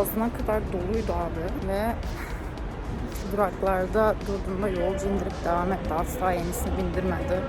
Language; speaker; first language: Turkish; native; Turkish